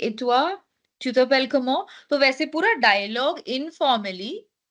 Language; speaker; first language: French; non-native, fluent; Hindi